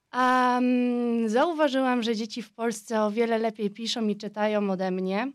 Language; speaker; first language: Polish; early bilingual, heritage; Polish